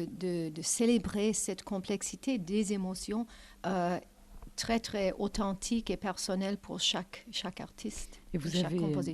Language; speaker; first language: French; non-native, fluent; English